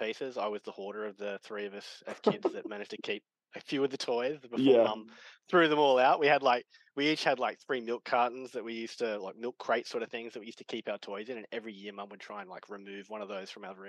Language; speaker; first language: English; native; English